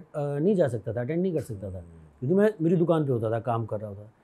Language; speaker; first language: Hindi; native; Hindi